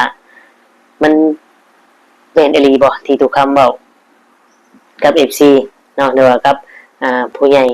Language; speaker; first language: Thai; non-native, local second language; Lao